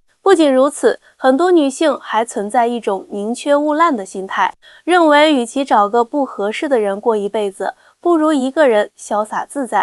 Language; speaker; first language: Chinese; native; Chinese